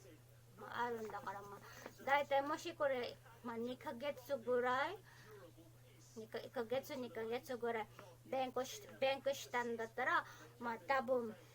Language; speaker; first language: Japanese; non-native, learner; Filipino